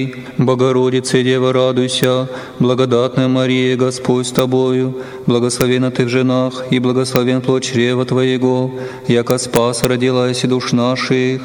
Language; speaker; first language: Russian; native; Russian